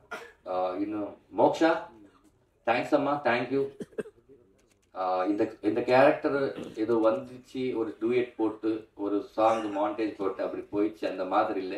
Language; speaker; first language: Tamil; non-native, learner; Telugu